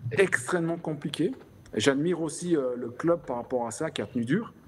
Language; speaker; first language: French; native; French